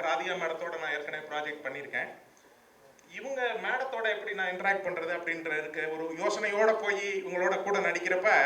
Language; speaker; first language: Tamil; native; Tamil